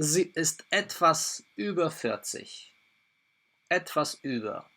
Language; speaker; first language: German; non-native, fluent; Polish